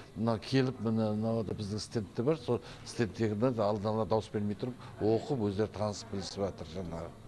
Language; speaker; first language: Kazakh; native; Kazakh